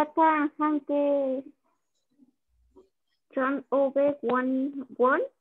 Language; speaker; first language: Korean; non-native, learner; Spanish